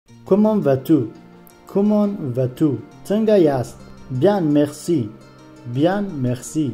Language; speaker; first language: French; non-native, learner; Pashto